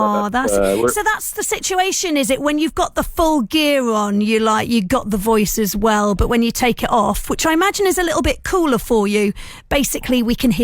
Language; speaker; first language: English; native; English